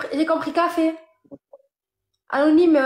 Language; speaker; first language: French; early bilingual, other home language; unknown